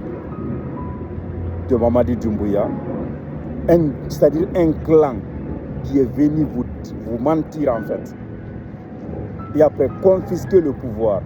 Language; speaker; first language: French; non-native, local second language; Fula